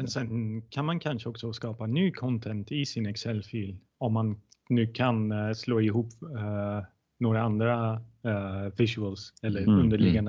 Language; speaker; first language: Swedish; non-native, fluent; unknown